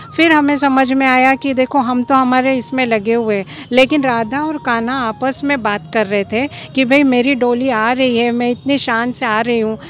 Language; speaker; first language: Hindi; non-native, local second language; Marathi